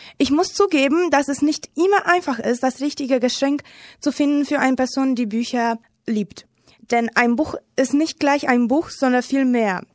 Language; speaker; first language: German; non-native, fluent; Romanian